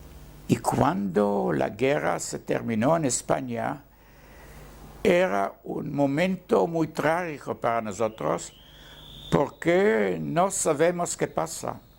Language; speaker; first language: Spanish; non-native, learner; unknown